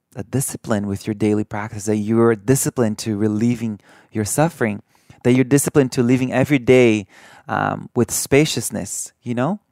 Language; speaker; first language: English; early bilingual, other home language; Portuguese